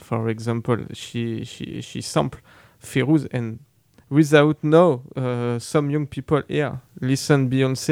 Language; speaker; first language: English; non-native, learner; French